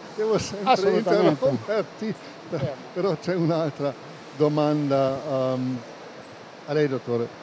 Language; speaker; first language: Italian; non-native, fluent; German